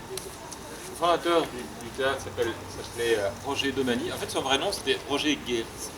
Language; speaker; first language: French; native; French